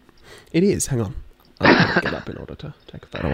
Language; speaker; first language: English; native; English